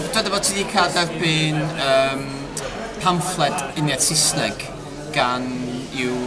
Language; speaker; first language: Welsh; native; Welsh